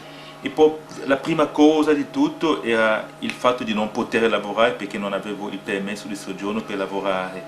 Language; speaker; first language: Italian; non-native, fluent; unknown